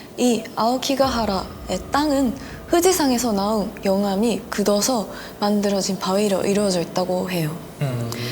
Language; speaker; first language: Korean; non-native, fluent; Japanese